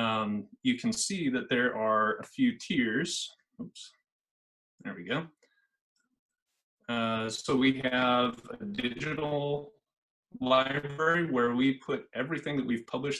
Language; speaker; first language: English; native; English